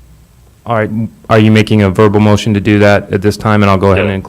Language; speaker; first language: English; native; English